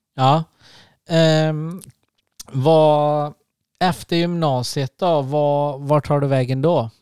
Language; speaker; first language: Swedish; native; Swedish